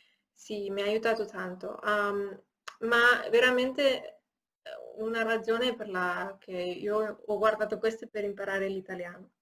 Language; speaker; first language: Italian; non-native, learner; Spanish